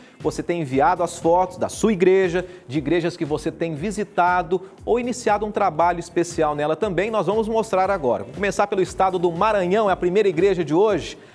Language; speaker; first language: Portuguese; native; Portuguese